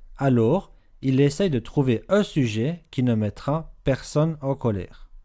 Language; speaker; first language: French; native; French